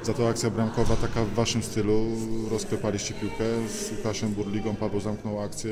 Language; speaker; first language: Polish; native; Polish